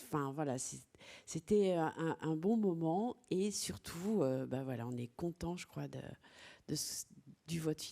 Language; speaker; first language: French; native; French